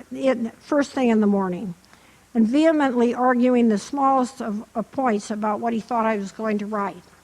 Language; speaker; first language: English; native; English